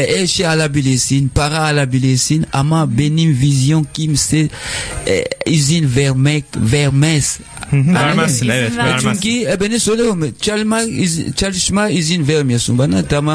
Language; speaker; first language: Turkish; non-native, learner; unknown